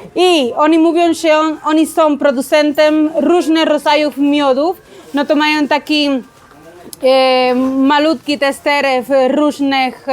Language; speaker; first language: Polish; non-native, learner; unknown